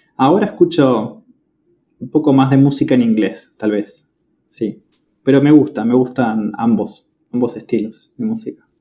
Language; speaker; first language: Spanish; native; Spanish